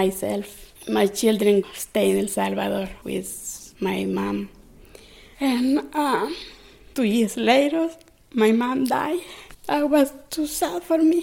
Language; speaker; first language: English; non-native, learner; Spanish